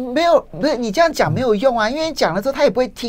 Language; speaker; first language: Chinese; native; Chinese